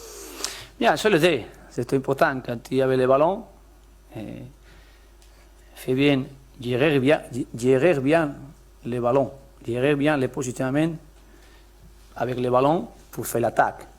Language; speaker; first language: French; non-native, learner; Spanish